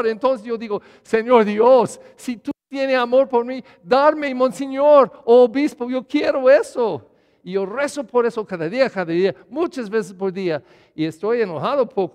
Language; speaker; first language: Spanish; non-native, learner; English